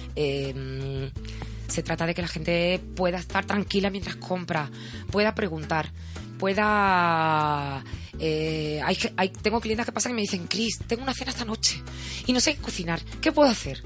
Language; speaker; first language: Spanish; native; Spanish